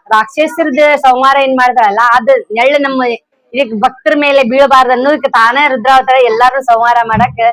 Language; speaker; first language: Kannada; native; Kannada